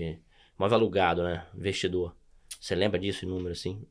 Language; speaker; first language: Portuguese; native; Portuguese